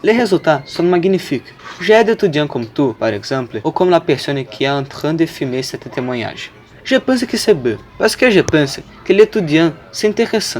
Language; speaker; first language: French; non-native, learner; Portuguese